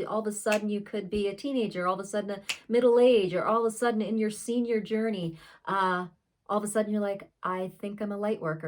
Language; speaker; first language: English; native; English